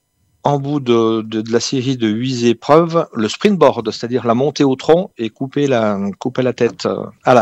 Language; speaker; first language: French; native; French